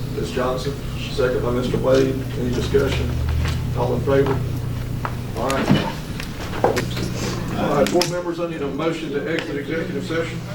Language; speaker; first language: English; native; English